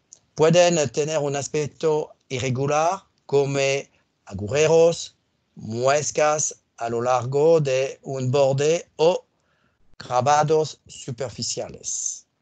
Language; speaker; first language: Spanish; non-native, learner; French